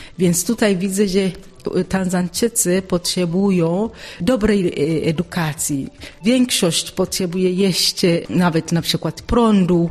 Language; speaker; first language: Polish; non-native, fluent; Swahili